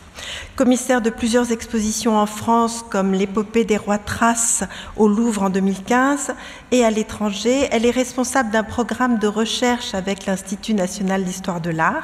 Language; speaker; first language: French; native; French